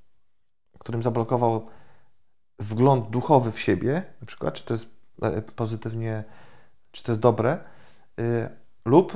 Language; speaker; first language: Polish; native; Polish